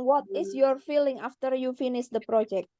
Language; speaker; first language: English; non-native, learner; Indonesian